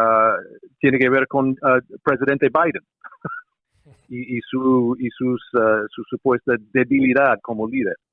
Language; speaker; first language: Spanish; non-native, fluent; English